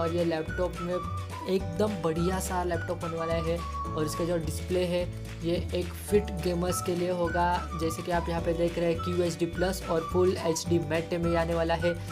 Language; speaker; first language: Hindi; non-native, local second language; Marathi